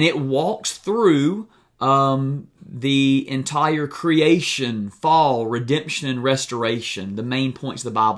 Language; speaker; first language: English; native; English